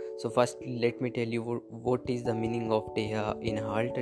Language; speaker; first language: English; non-native, local second language; Hindi